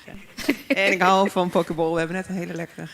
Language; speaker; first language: Dutch; native; Dutch